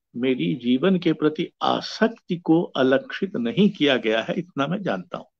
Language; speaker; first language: Hindi; native; Hindi